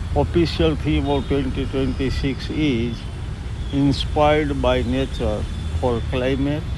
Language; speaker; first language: English; non-native, local second language; Gujarati